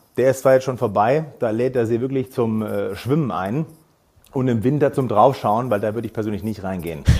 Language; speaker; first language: German; native; German